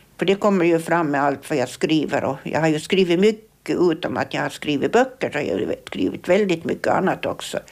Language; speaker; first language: Swedish; native; Swedish